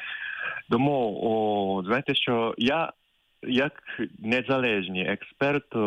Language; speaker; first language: Ukrainian; non-native, fluent; Japanese